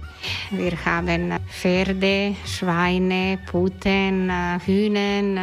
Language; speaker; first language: German; non-native, learner; Croatian